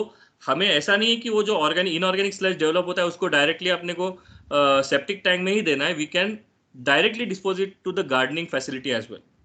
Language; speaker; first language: Hindi; non-native, local second language; Marathi